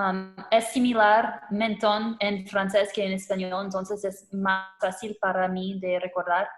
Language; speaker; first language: Spanish; non-native, learner; French